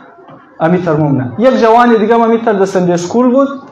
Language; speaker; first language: Persian; native; Persian